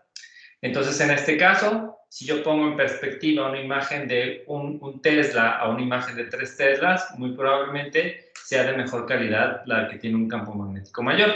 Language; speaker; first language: Spanish; native; Spanish